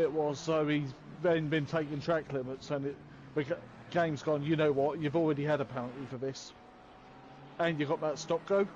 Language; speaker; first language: English; native; English